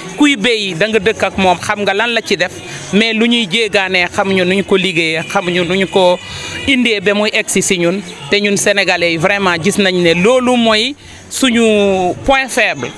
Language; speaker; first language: Wolof; non-native, local second language; Jola-Fonyi